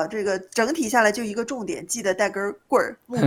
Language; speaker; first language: Chinese; native; Chinese